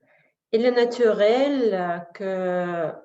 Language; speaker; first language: French; non-native, learner; Russian